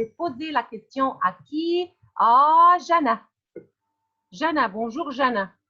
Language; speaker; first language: French; non-native, fluent; Arabic